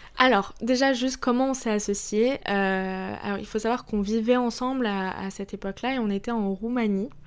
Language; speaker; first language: French; early bilingual, other home language; Arabic